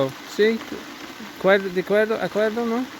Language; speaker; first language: Spanish; non-native, learner; English